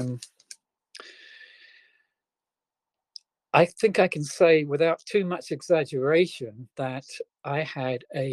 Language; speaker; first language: English; native; English